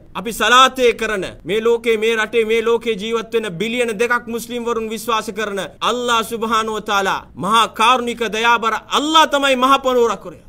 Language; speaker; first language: Sinhala; non-native, local second language; Tamil